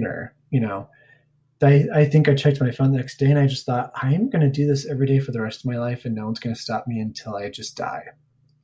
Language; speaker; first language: English; native; English